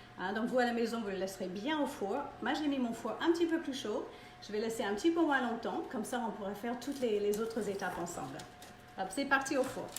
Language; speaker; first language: French; non-native, fluent; English